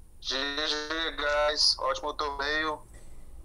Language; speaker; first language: Portuguese; native; Portuguese